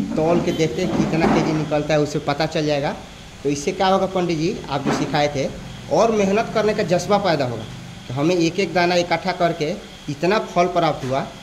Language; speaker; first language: Hindi; native; Hindi